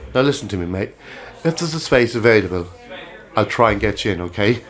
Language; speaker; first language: English; native; English